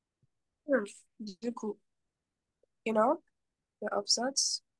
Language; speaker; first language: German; non-native, fluent; French